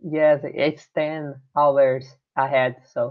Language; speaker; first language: English; non-native, learner; Portuguese